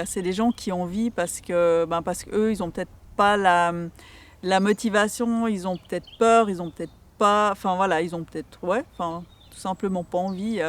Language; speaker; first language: French; native; French